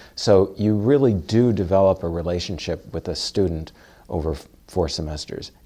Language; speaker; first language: English; native; English